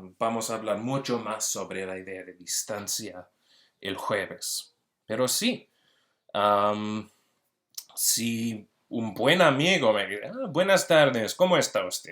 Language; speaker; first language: Spanish; early bilingual, heritage; Spanish